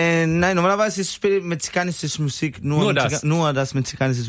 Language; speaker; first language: German; non-native, learner; Spanish